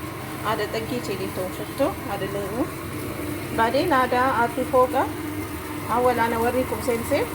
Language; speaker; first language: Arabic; non-native, learner; Amharic